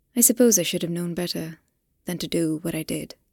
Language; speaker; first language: English; non-native, local second language; Hindi